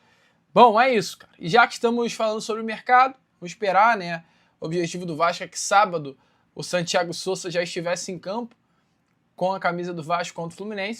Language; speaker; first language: Portuguese; native; Portuguese